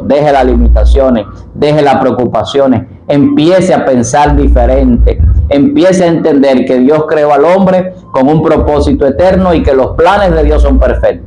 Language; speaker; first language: Spanish; native; Spanish